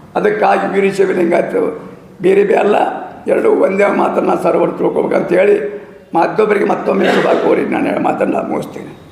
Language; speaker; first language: Kannada; native; Kannada